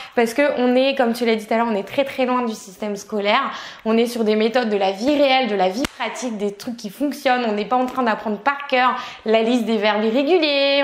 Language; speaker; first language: French; native; French